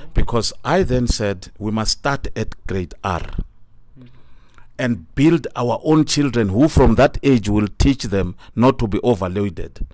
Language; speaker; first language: English; non-native, local second language; Tsonga